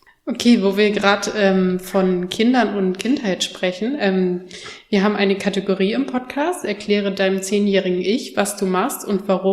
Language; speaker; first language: German; native; German